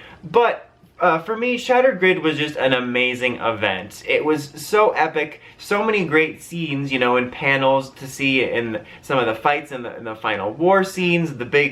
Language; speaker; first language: English; native; English